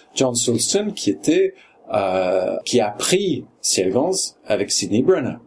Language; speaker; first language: French; non-native, fluent; English